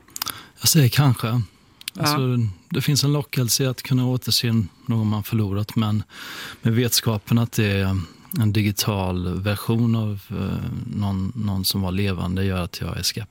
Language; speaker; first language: Swedish; native; Swedish